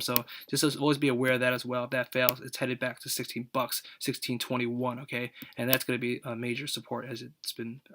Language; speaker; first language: English; native; English